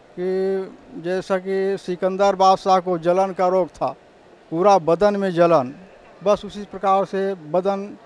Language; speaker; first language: Hindi; native; Hindi